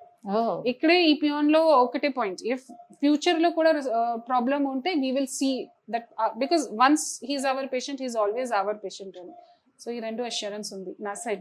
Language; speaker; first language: Telugu; non-native, local second language; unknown